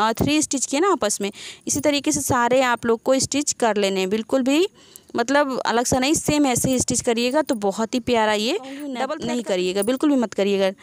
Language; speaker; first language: Hindi; native; Hindi